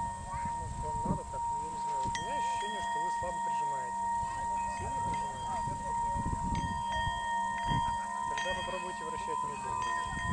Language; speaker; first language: Russian; native; Russian